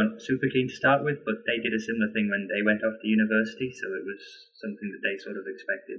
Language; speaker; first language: English; native; English